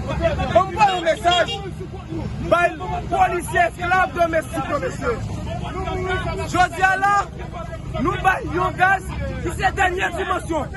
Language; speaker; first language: Haitian Creole; native; Haitian Creole